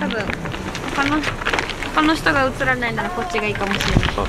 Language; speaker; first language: Japanese; early bilingual, other home language; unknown